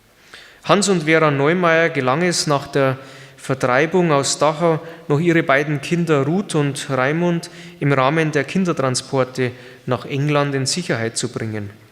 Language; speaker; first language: German; native; German